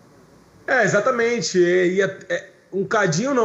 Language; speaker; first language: Portuguese; native; Portuguese